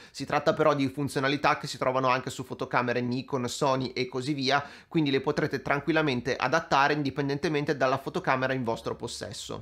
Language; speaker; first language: Italian; native; Italian